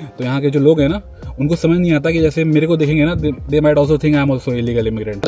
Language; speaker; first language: Hindi; native; Hindi